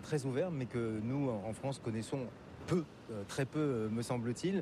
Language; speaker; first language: French; native; French